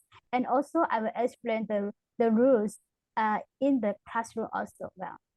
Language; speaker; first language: English; non-native, learner; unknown